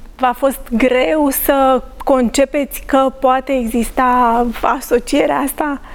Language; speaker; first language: Romanian; native; Romanian